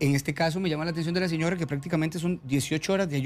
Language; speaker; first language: Spanish; native; Spanish